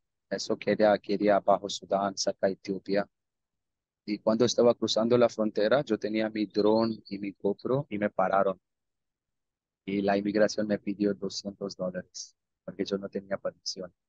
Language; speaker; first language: Spanish; non-native, learner; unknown